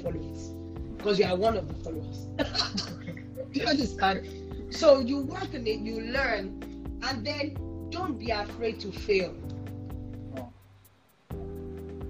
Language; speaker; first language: English; non-native, local second language; Yoruba